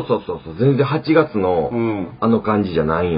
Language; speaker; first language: Japanese; native; Japanese